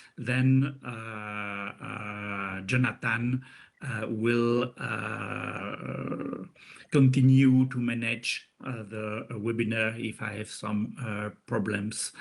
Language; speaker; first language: English; non-native, fluent; French